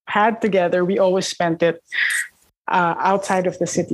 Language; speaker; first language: English; non-native, local second language; Filipino